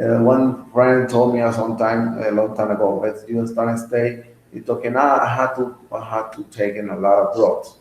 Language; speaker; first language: English; non-native, learner; Spanish